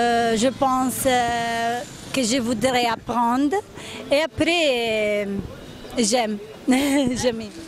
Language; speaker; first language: French; non-native, learner; Italian